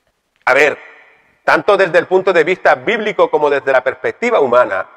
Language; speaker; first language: Spanish; native; Spanish